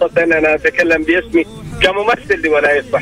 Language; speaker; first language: Arabic; native; Arabic